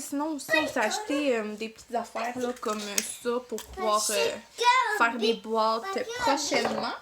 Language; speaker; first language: French; native; French